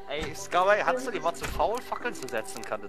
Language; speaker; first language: German; native; German